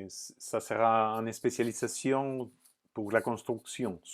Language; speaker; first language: French; non-native, fluent; Spanish